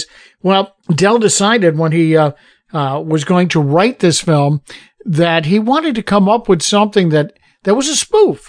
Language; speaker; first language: English; native; English